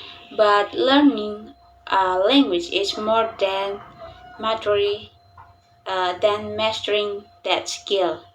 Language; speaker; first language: English; non-native, learner; Indonesian